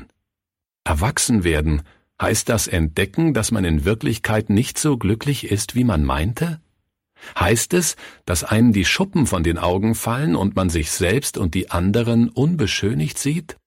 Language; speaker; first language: German; native; German